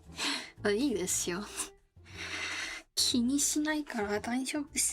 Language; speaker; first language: Japanese; non-native, learner; Korean